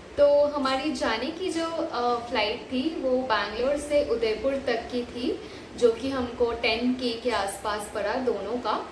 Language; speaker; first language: Hindi; non-native, local second language; Bangla